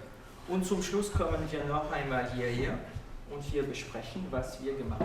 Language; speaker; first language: German; non-native, fluent; French